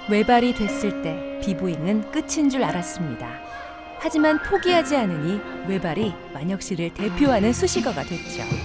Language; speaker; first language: Korean; native; Korean